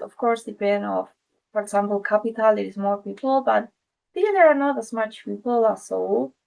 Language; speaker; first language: English; non-native, fluent; Spanish